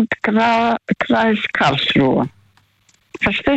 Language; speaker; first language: German; non-native, fluent; Russian